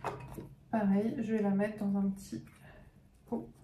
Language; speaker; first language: French; native; French